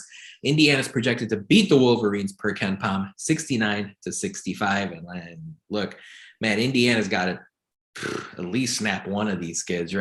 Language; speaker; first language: English; native; English